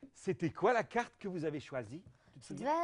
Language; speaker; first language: French; native; French